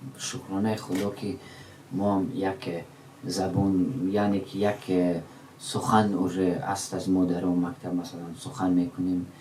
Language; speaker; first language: Tajik; non-native, local second language; Shughni